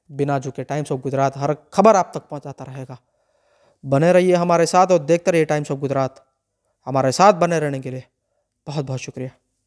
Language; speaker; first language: Hindi; non-native, local second language; Gujarati